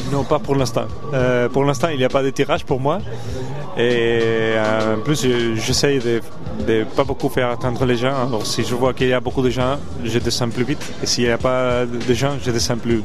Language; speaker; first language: French; non-native, fluent; Spanish